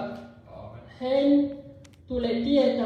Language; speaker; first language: Finnish; non-native, fluent; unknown